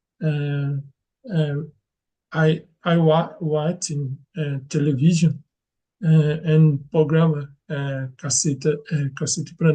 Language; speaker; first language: English; non-native, learner; Portuguese